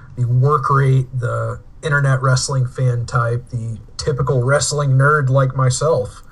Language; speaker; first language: English; native; English